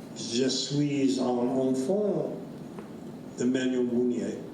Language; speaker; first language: French; non-native, fluent; English